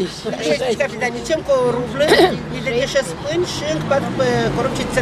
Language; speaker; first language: Romanian; native; Romanian